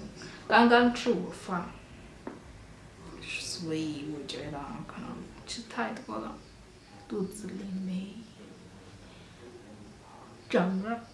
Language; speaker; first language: Chinese; non-native, fluent; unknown